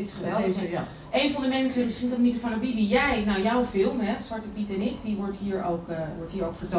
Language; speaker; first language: Dutch; native; Dutch